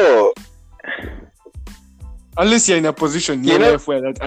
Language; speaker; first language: English; non-native, local second language; Ganda